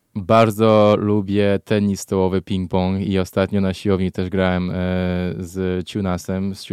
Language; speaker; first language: Polish; early bilingual, heritage; Polish